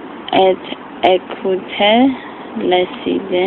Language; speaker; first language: French; non-native, fluent; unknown